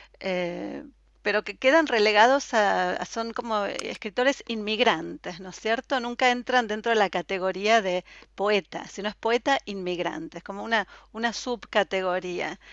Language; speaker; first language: Spanish; native; Spanish